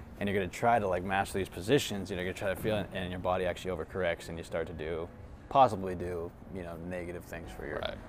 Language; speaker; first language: English; native; English